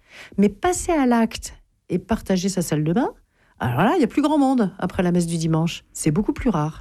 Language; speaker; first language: French; native; French